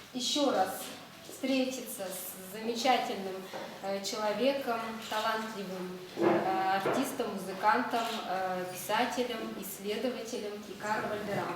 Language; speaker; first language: Russian; native; Russian